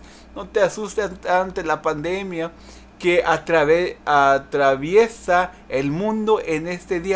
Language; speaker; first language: Spanish; early bilingual, heritage; Spanish